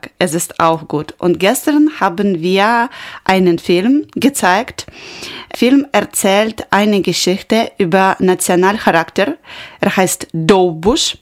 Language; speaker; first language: German; non-native, learner; Ukrainian